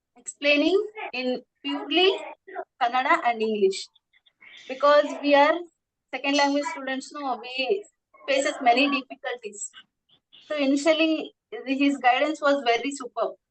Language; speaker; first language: English; non-native, local second language; Kannada